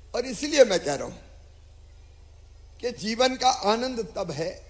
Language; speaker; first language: Hindi; native; Hindi